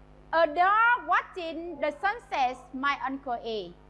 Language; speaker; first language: English; non-native, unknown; Vietnamese